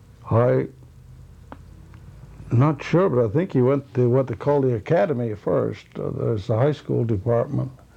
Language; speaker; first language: English; native; English